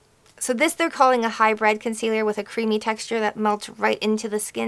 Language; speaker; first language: English; native; English